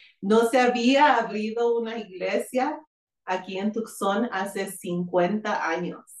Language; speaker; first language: Spanish; early bilingual, heritage; Spanish